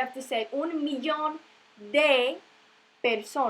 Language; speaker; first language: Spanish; non-native, fluent; English